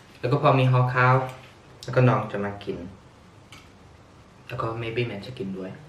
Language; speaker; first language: Thai; early bilingual, heritage; Thai